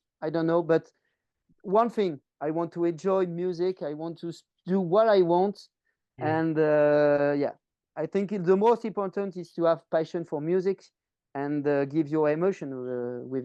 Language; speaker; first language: English; non-native, learner; French